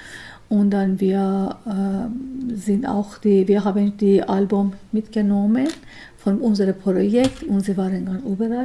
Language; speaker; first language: German; non-native, learner; Persian